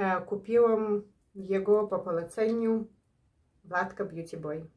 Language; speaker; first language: Polish; non-native, learner; Ukrainian